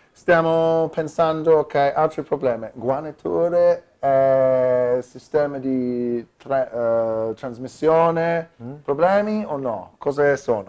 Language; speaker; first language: Italian; non-native, learner; English